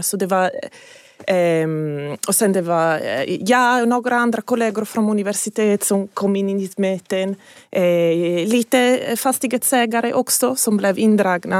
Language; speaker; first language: Swedish; non-native, fluent; Italian